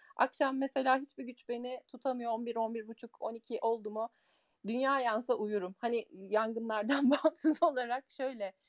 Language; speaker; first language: Turkish; early bilingual, heritage; Turkish